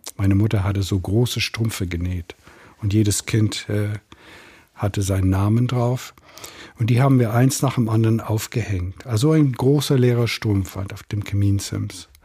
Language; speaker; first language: German; non-native, fluent; English